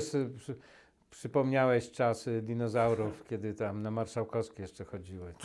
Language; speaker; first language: Polish; native; Polish